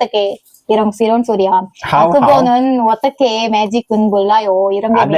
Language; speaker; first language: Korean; non-native, learner; Tamil